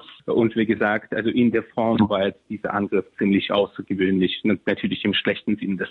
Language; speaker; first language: German; non-native, fluent; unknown